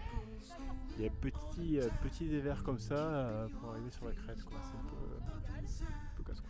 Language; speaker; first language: French; native; French